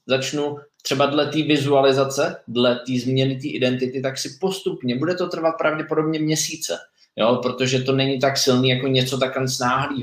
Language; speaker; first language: Czech; native; Czech